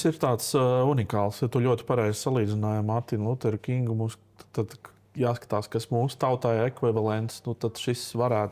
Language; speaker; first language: Latvian; native; Latvian